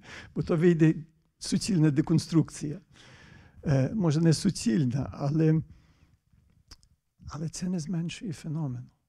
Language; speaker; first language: Ukrainian; early bilingual, heritage; Ukrainian